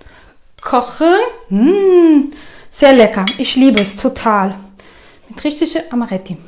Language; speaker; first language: German; non-native, fluent; Italian